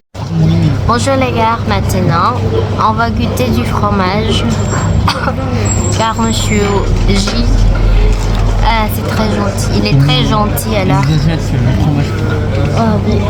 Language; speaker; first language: French; non-native, learner; Indonesian